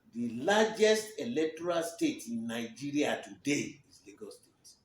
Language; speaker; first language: English; non-native, local second language; Yoruba